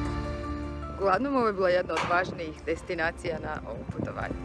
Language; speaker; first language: Croatian; native; Croatian